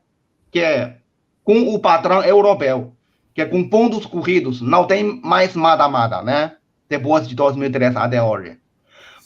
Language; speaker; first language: Portuguese; non-native, fluent; Chinese